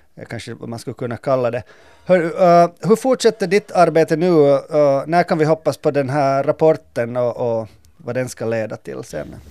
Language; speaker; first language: Swedish; native; Swedish